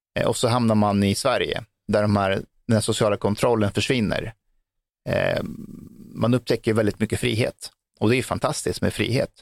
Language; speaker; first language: Swedish; early bilingual, other home language; Persian